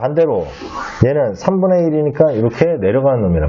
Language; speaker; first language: Korean; native; Korean